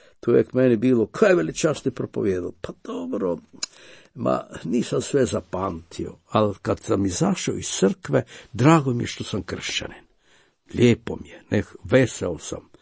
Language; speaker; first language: Croatian; native; Croatian